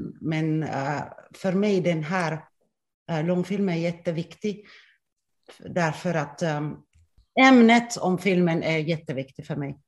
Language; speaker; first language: Swedish; non-native, local second language; Finnish